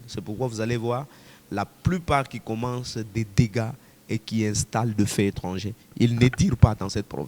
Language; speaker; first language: French; non-native, local second language; Swahili